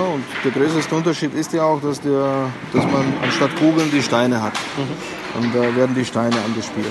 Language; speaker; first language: German; non-native, fluent; Latvian